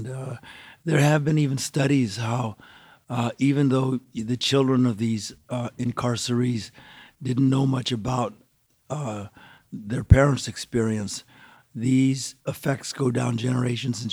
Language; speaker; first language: English; native; English